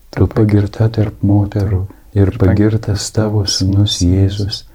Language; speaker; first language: Lithuanian; native; Lithuanian